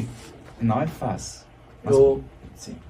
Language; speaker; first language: Portuguese; non-native, fluent; German